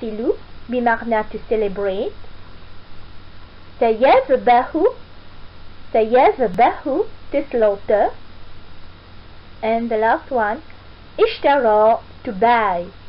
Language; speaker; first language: English; non-native, fluent; French